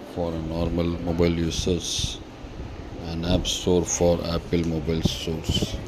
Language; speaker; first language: English; non-native, local second language; Tamil